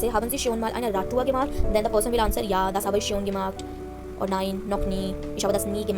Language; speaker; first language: German; non-native, fluent; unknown